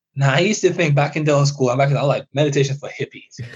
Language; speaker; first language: English; early bilingual, other home language; Persian